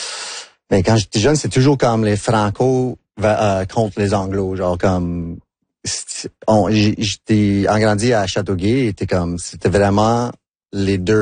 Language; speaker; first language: French; non-native, local second language; English